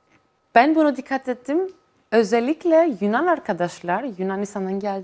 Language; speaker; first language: Turkish; non-native, fluent; Greek